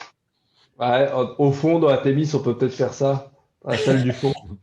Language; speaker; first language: French; native; French